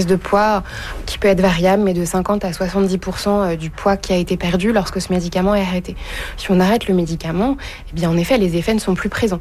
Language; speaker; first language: French; native; French